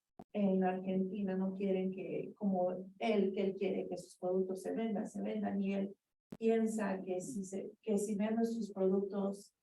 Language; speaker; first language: Spanish; early bilingual, heritage; Spanish